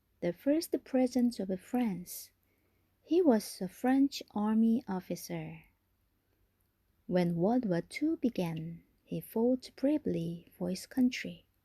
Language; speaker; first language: English; non-native, fluent; Korean